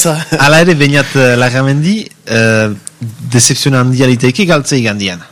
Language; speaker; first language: Basque; native; Basque